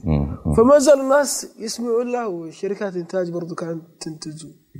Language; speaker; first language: Arabic; native; Arabic